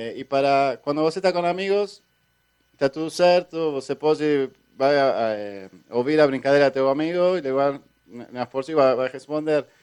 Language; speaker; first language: Portuguese; non-native, fluent; Spanish